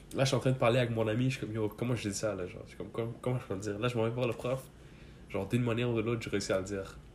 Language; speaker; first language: French; early bilingual, other home language; Persian